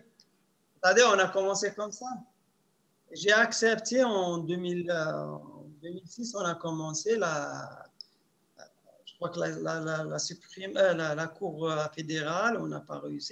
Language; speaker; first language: French; non-native, local second language; Arabic